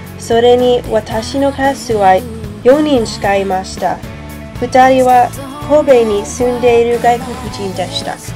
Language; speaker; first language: Japanese; non-native, learner; English